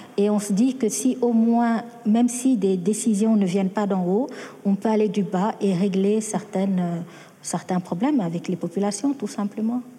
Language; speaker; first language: French; non-native, local second language; Wolof